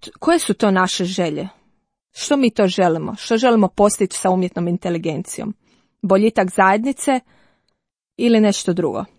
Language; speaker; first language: Croatian; native; Croatian